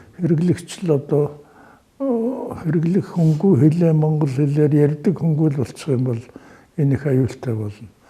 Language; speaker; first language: Mongolian; native; Mongolian